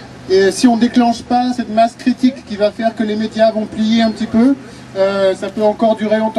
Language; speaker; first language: French; native; French